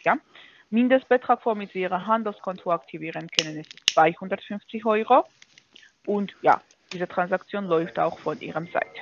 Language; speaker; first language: German; non-native, fluent; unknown